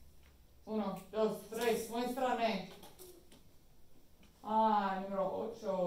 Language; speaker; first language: Spanish; non-native, fluent; English